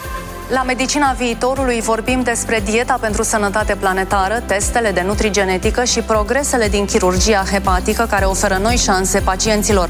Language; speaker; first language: Romanian; native; Romanian